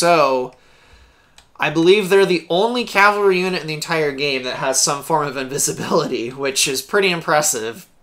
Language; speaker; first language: English; native; English